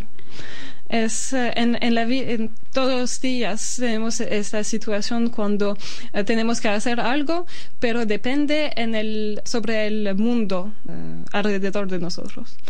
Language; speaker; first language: Spanish; non-native, fluent; Albanian